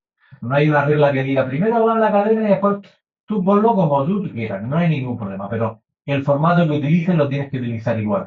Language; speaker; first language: Spanish; native; Spanish